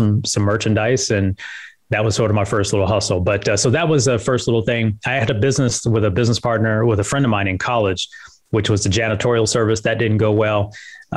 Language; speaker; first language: English; native; English